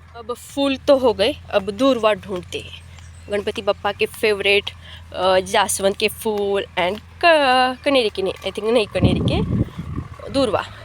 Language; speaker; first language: Hindi; non-native, local second language; Marathi